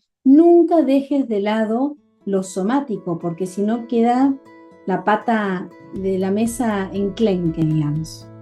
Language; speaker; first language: Spanish; native; Spanish